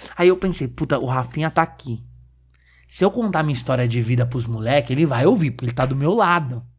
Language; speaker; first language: Portuguese; native; Portuguese